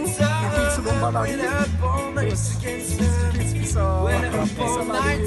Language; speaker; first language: Indonesian; non-native, learner; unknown